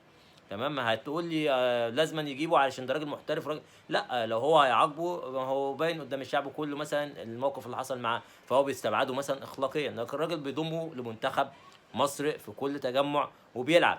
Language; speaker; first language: Arabic; native; Arabic